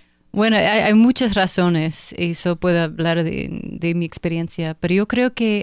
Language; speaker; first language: Spanish; non-native, fluent; English